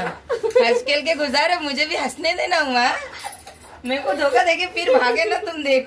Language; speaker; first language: Hindi; native; Hindi